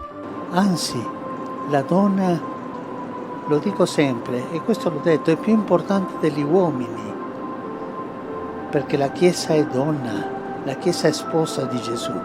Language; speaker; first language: Italian; non-native, fluent; Spanish